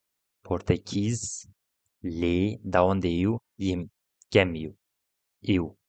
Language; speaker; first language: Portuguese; non-native, learner; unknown